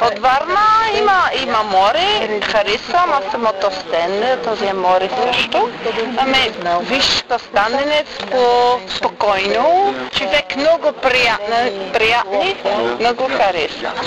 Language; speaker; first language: Bulgarian; non-native, learner; Dutch